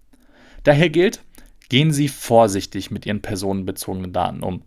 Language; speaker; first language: German; native; German